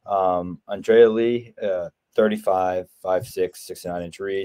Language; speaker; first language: English; native; English